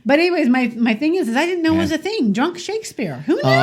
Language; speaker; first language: English; native; English